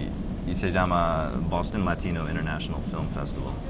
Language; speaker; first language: Spanish; non-native, fluent; English